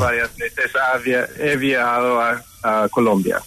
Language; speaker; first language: Spanish; non-native, fluent; English